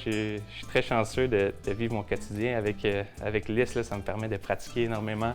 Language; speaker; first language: French; native; French